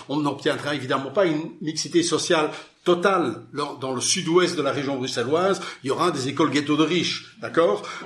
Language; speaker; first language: French; native; French